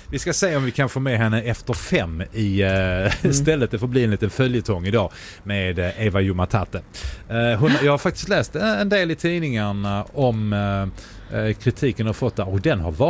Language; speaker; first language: Swedish; native; Swedish